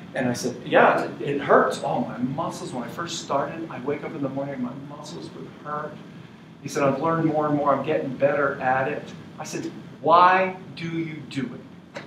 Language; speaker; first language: English; native; English